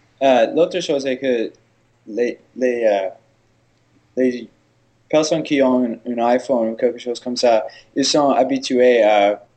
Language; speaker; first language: French; non-native, learner; English